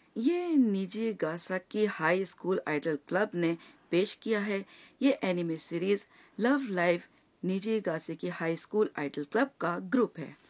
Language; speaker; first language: Urdu; native; Urdu